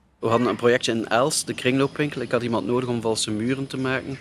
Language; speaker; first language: Dutch; native; Dutch